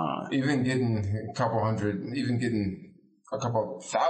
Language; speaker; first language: English; native; English